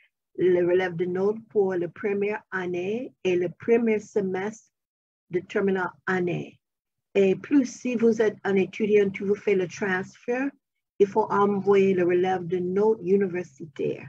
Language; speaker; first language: French; non-native, fluent; English